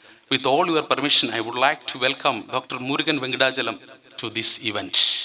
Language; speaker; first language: English; non-native, local second language; Malayalam